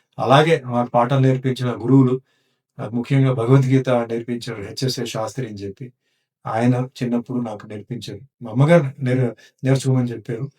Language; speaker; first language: Telugu; non-native, local second language; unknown